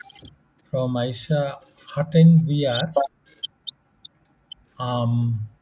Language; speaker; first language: German; non-native, fluent; Bangla